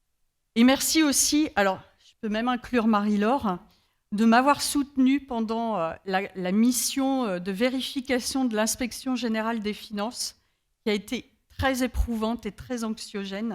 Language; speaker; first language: French; native; French